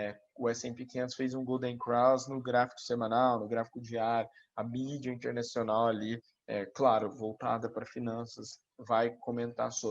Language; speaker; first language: Portuguese; native; Portuguese